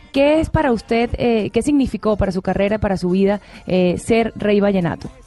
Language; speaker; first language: Spanish; native; Spanish